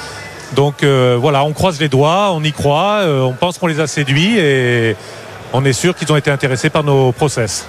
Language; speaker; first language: French; native; French